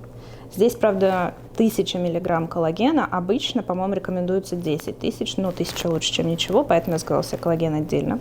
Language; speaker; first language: Russian; native; Russian